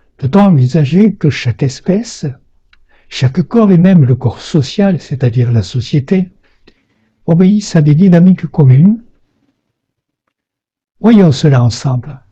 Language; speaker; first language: French; native; French